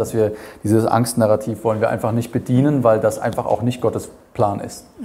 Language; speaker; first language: German; native; German